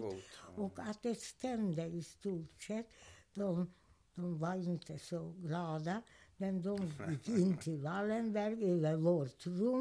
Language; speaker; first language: Swedish; non-native, fluent; Hungarian